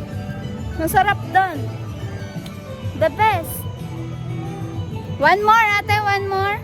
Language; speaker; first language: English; non-native, local second language; Filipino